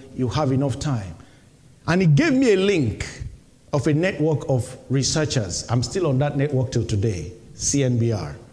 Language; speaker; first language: English; non-native, local second language; Yoruba